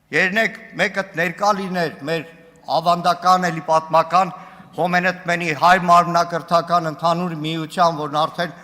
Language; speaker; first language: Armenian; native; Armenian